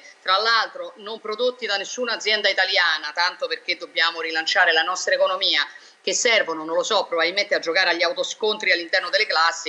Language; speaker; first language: Italian; native; Italian